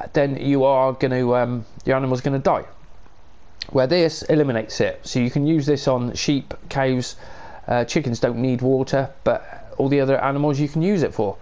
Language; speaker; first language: English; native; English